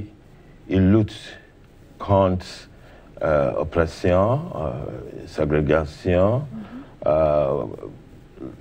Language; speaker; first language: French; non-native, learner; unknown